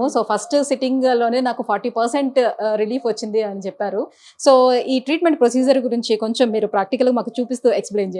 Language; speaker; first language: Telugu; native; Telugu